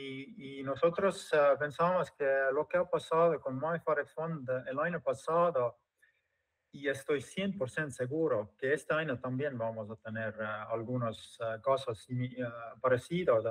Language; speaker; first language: Spanish; non-native, fluent; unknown